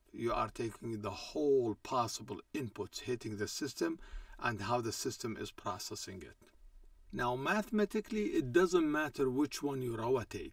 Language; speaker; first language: English; non-native, fluent; Arabic